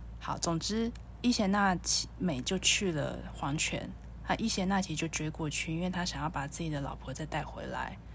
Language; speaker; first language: Chinese; native; Chinese